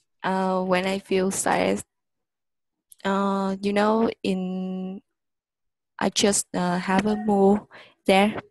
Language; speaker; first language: English; non-native, learner; Vietnamese